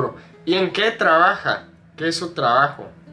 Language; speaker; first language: Spanish; non-native, fluent; English